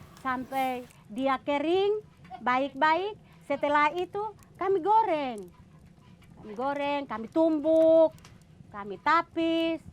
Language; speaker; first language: Indonesian; non-native, local second language; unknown